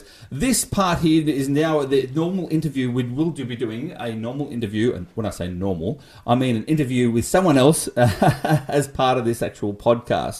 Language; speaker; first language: English; native; English